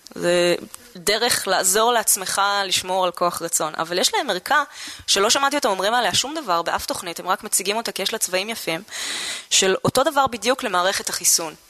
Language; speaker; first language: Hebrew; native; Hebrew